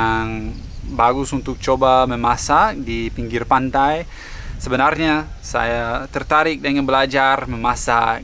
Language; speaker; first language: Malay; non-native, fluent; English